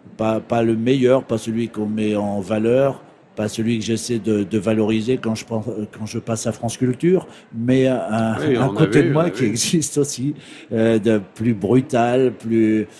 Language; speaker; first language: French; native; French